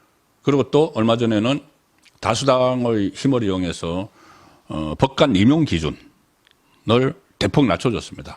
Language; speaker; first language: Korean; native; Korean